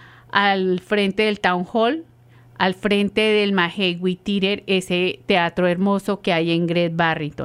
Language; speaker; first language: Spanish; native; Spanish